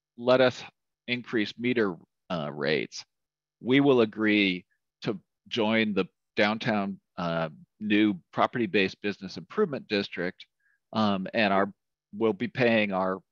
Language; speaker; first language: English; native; English